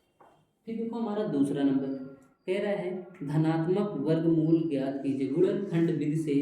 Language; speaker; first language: Hindi; native; Hindi